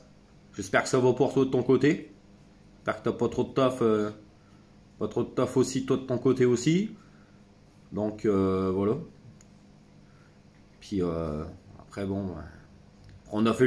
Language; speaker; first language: French; native; French